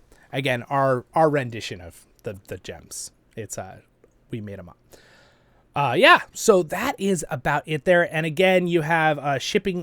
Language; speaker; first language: English; native; English